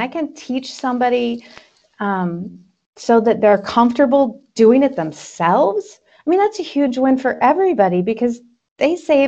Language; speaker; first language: English; native; English